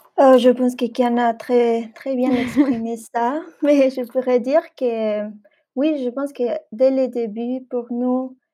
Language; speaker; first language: French; non-native, fluent; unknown